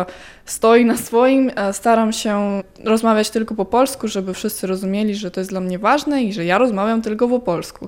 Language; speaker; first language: Polish; non-native, local second language; Russian